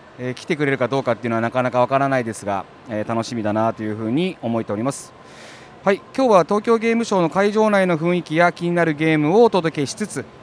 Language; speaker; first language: Japanese; native; Japanese